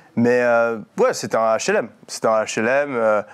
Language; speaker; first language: French; native; French